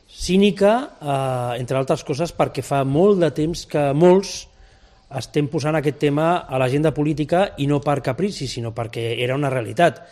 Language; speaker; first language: Catalan; non-native, local second language; Spanish